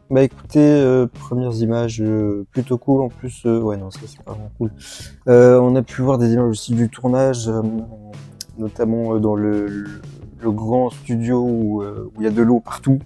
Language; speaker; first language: French; native; French